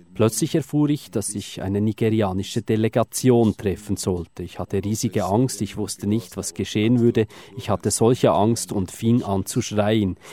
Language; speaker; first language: German; native; German